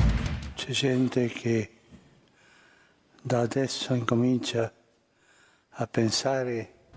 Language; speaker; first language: Italian; non-native, fluent; Spanish